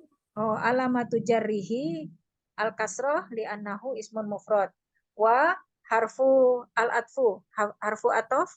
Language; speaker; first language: Arabic; non-native, learner; Indonesian